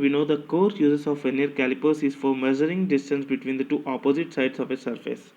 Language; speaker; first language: English; non-native, local second language; Telugu